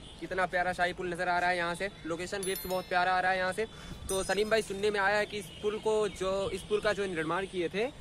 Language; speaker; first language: Hindi; native; Hindi